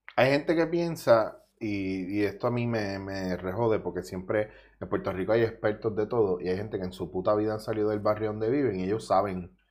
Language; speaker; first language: Spanish; native; Spanish